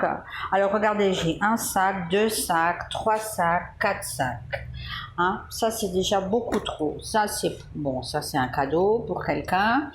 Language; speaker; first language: French; native; French